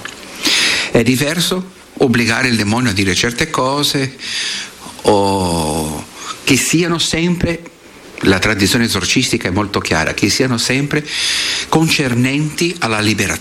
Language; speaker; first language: Italian; non-native, fluent; Portuguese